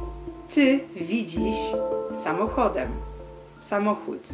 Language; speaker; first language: Polish; non-native, learner; Dutch